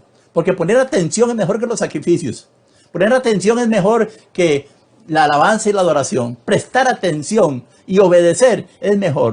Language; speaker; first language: Spanish; native; Spanish